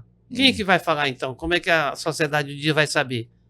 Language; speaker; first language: Portuguese; native; Portuguese